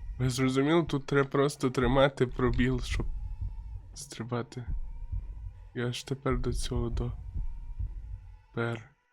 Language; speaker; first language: Ukrainian; non-native, local second language; Russian